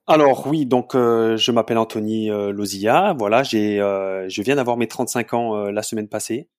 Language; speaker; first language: French; native; French